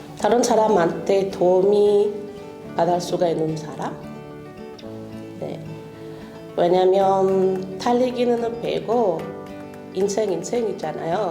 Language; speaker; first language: Korean; non-native, learner; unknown